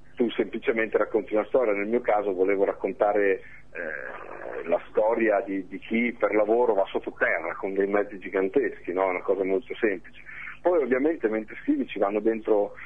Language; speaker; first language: Italian; native; Italian